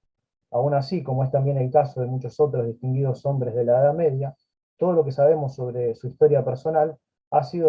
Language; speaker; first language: Spanish; native; Spanish